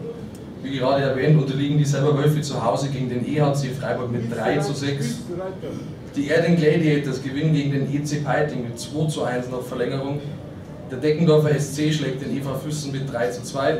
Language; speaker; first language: German; native; German